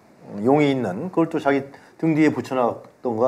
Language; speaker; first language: Korean; native; Korean